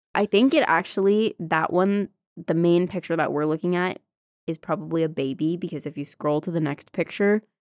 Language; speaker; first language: English; native; English